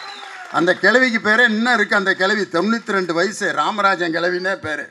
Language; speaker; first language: Tamil; native; Tamil